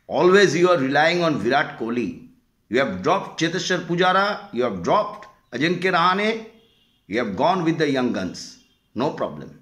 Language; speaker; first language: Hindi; non-native, local second language; Bangla